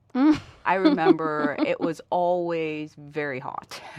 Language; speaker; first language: English; early bilingual, other home language; Vietnamese